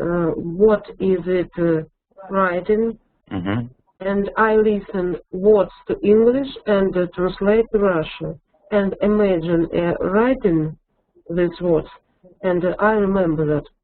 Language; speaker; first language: English; non-native, learner; Russian